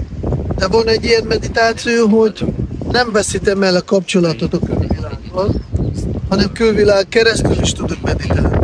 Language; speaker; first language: Hungarian; non-native, fluent; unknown